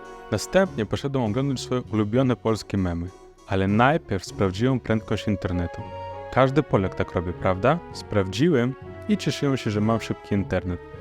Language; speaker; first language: Polish; non-native, fluent; Romanian